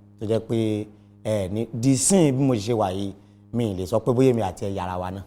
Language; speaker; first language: Yoruba; native; Yoruba